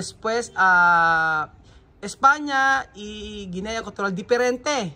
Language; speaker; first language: Spanish; non-native, learner; Filipino